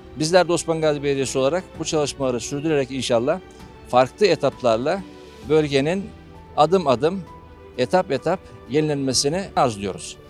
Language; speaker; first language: Turkish; native; Turkish